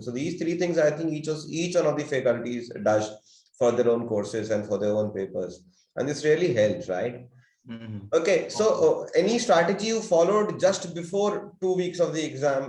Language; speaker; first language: English; non-native, local second language; Hindi